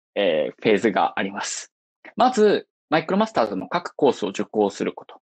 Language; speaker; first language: Japanese; native; Japanese